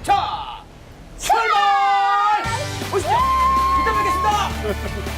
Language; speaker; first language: Korean; native; Korean